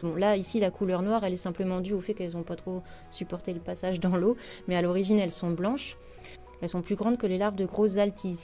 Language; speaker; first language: French; native; French